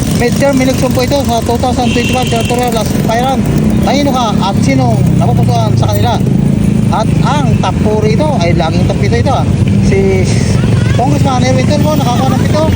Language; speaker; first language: Filipino; non-native, local second language; Bikol